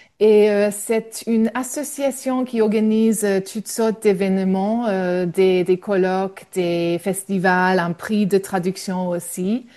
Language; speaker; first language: French; non-native, fluent; English